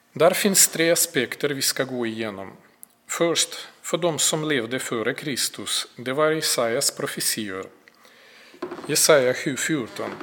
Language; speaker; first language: Swedish; non-native, fluent; Russian